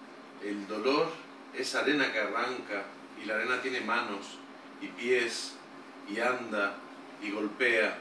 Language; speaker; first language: Spanish; native; Spanish